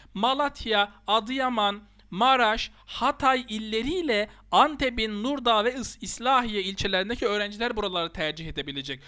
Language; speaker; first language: Turkish; native; Turkish